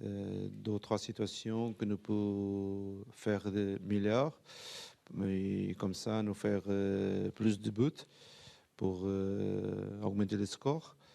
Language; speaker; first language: French; non-native, fluent; Portuguese